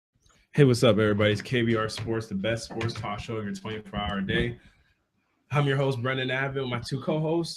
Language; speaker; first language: English; native; English